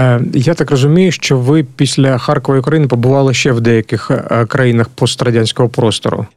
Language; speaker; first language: Ukrainian; native; Ukrainian